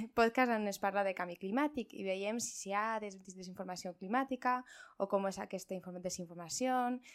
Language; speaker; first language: Catalan; non-native, local second language; Spanish